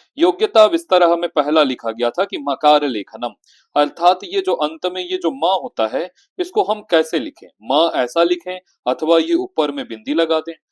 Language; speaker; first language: Hindi; native; Hindi